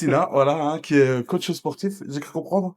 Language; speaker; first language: French; native; French